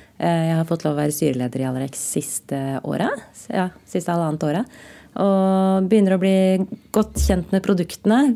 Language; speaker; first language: Norwegian; native; Norwegian